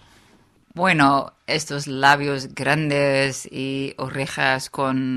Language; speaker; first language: Spanish; non-native, fluent; Dutch